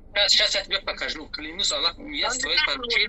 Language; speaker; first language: Russian; non-native, learner; Tajik